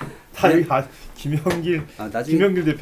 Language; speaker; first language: Korean; native; Korean